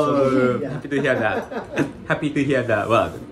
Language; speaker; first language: English; non-native, learner; Japanese